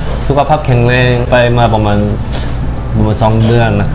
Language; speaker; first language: Thai; non-native, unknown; Korean